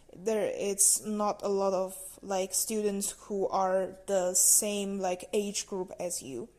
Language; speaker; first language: English; non-native, fluent; Chinese